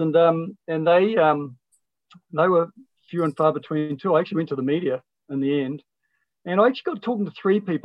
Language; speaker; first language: English; native; English